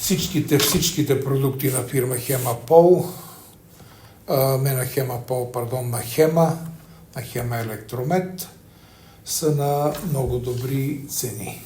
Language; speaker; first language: Bulgarian; native; Bulgarian